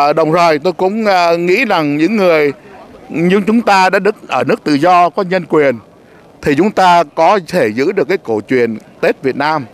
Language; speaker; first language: Vietnamese; native; Vietnamese